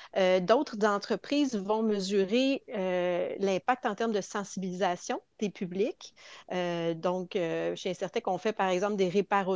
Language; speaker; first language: French; native; French